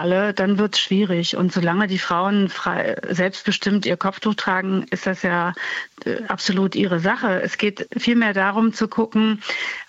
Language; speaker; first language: German; native; German